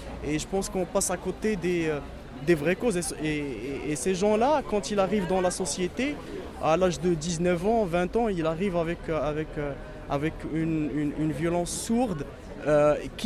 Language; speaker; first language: French; non-native, local second language; Arabic